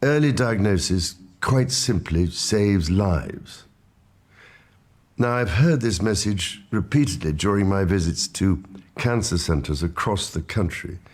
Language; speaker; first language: English; native; English